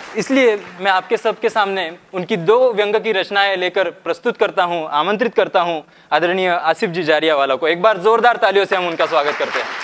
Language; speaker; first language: Hindi; non-native, local second language; Marathi